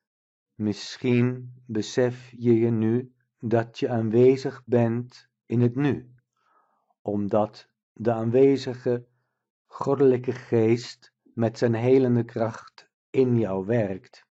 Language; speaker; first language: Dutch; native; Dutch